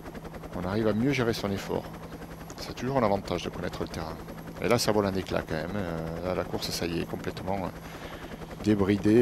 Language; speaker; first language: French; native; French